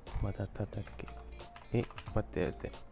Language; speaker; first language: Japanese; non-native, learner; Chinese